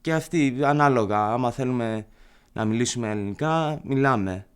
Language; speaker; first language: Greek; early bilingual, heritage; Greek